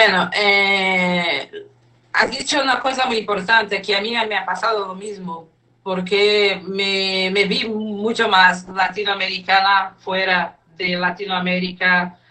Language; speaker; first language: Spanish; non-native, fluent; Portuguese